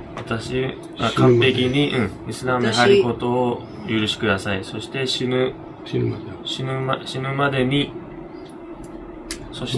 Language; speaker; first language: Japanese; non-native, fluent; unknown